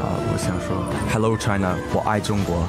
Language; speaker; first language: Chinese; early bilingual, heritage; English